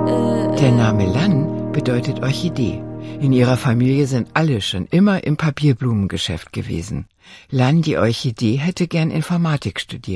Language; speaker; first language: German; native; German